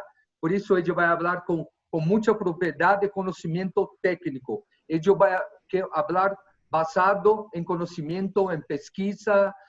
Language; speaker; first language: Spanish; non-native, fluent; Portuguese